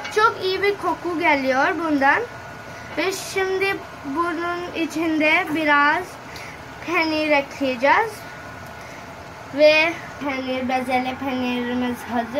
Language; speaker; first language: Turkish; non-native, learner; Urdu